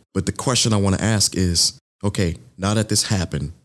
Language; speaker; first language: English; early bilingual, other home language; Yoruba